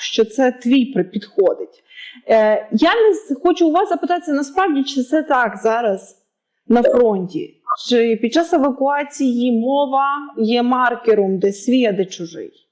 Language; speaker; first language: Ukrainian; native; Ukrainian